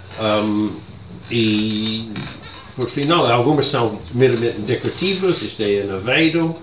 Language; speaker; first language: Portuguese; non-native, learner; English